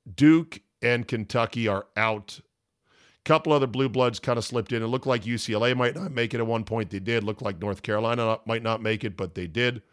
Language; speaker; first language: English; native; English